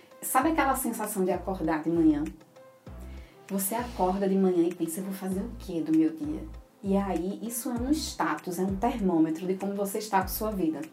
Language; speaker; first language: Portuguese; native; Portuguese